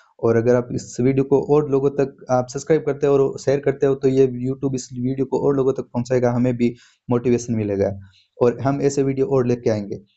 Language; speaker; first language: Hindi; native; Hindi